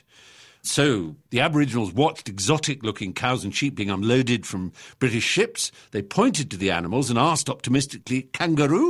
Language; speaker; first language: English; native; English